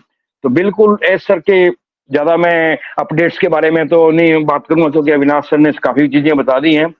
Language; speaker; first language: Hindi; native; Hindi